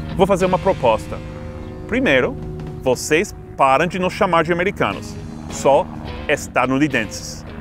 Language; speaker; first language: Portuguese; non-native, fluent; English